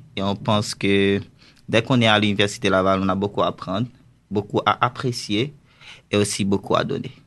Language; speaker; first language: French; non-native, local second language; Haitian Creole